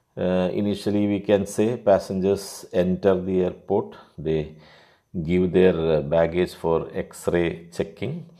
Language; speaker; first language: English; non-native, local second language; Malayalam